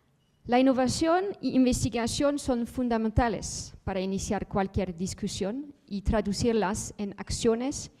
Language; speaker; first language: Spanish; non-native, fluent; Dutch